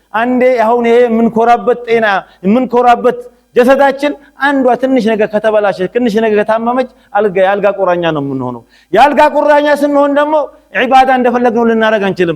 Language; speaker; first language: Amharic; non-native, local second language; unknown